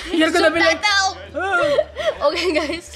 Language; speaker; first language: English; non-native, fluent; Indonesian